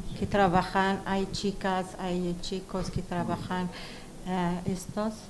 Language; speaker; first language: Spanish; non-native, learner; Arabic